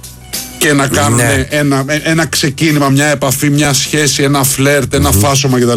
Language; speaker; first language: Greek; native; Greek